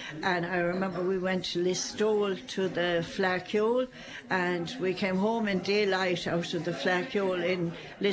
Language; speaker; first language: English; native; English